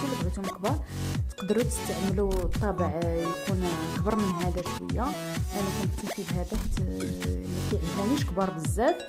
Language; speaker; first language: Arabic; native; Arabic